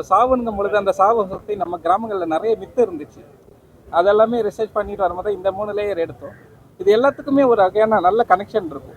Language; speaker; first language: Tamil; native; Tamil